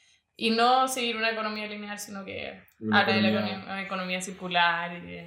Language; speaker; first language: Spanish; native; Spanish